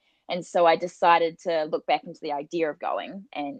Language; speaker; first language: English; native; English